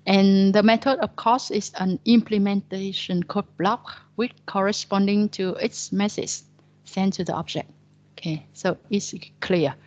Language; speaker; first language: English; non-native, fluent; Vietnamese